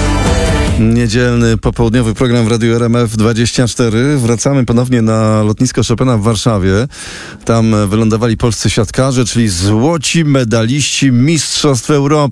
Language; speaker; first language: Polish; native; Polish